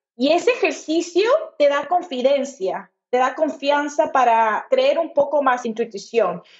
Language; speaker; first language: Spanish; native; Spanish